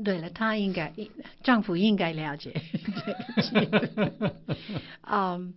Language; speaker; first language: Chinese; non-native, fluent; English